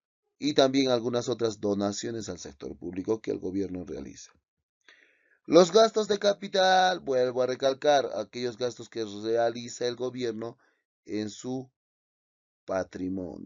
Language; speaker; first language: Spanish; native; Spanish